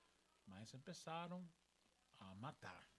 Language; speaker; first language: Portuguese; non-native, learner; Spanish